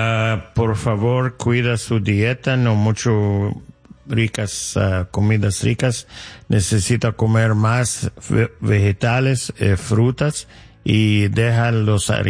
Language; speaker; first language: Spanish; non-native, learner; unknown